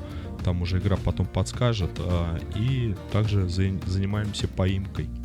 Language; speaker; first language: Russian; native; Russian